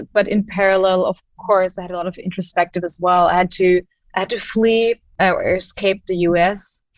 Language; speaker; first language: English; non-native, fluent; German